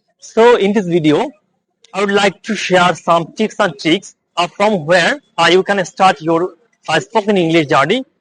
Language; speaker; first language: English; non-native, local second language; Bangla